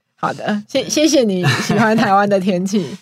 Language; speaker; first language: Chinese; native; Chinese